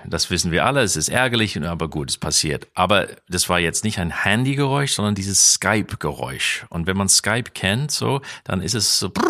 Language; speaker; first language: German; non-native, fluent; English